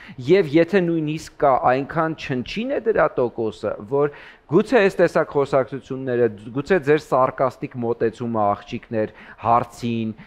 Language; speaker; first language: Armenian; native; Armenian